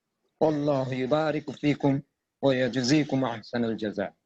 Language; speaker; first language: Arabic; non-native, fluent; Bangla